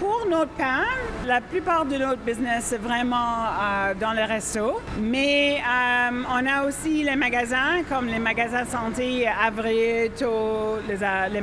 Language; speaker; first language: French; non-native, fluent; English